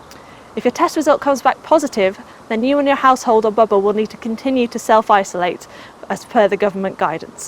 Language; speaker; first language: English; native; English